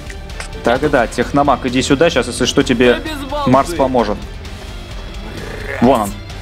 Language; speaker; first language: Russian; native; Russian